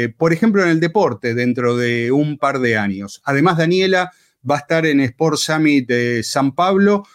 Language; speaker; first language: Spanish; native; Spanish